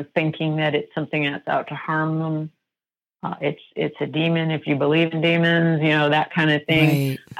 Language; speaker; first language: English; native; English